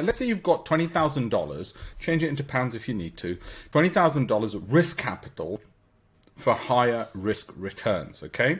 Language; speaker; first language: English; native; English